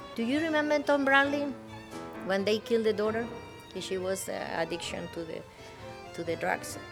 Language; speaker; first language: English; non-native, learner; Spanish